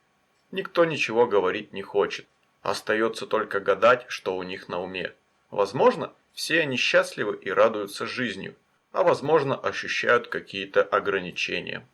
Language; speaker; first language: Russian; native; Russian